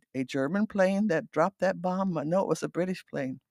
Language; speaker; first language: English; non-native, fluent; Dutch